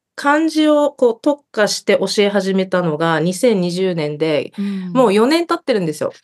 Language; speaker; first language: Japanese; native; Japanese